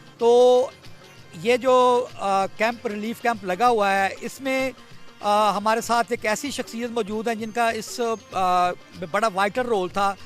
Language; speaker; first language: Urdu; non-native, local second language; Punjabi